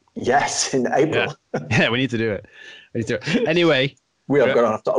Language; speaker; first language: English; non-native, fluent; German